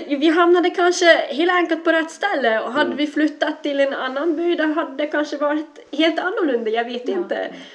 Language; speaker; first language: Swedish; non-native, fluent; Dutch